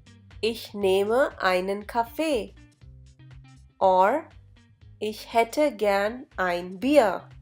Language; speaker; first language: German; non-native, fluent; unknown